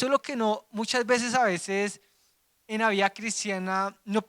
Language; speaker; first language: Spanish; native; Spanish